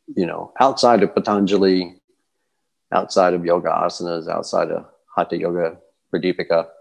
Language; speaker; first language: English; native; English